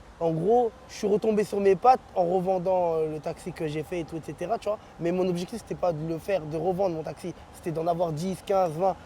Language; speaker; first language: French; early bilingual, other home language; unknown